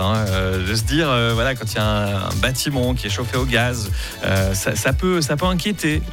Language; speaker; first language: French; native; French